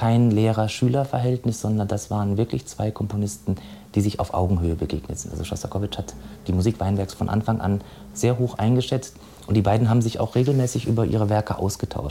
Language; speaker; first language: German; native; German